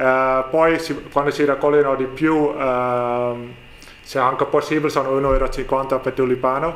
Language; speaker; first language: Italian; non-native, learner; Dutch